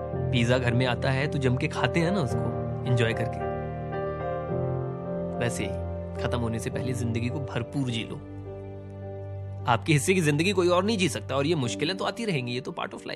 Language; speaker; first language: Hindi; native; Hindi